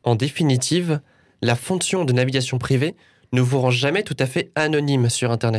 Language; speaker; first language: French; native; French